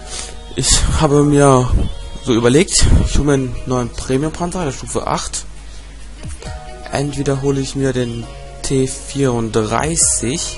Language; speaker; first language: German; native; German